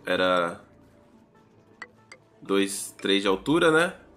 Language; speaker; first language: Portuguese; native; Portuguese